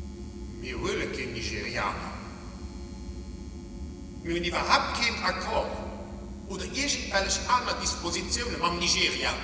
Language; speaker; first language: German; non-native, local second language; Luxembourgish